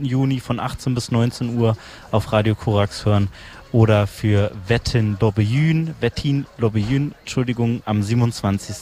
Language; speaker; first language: German; native; German